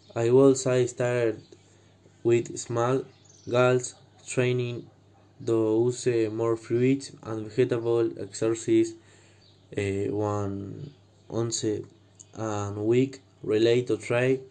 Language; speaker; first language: English; non-native, learner; Spanish